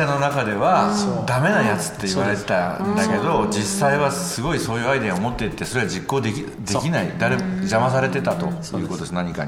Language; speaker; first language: Japanese; native; Japanese